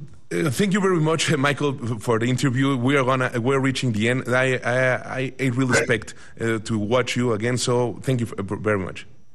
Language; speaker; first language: English; non-native, fluent; Spanish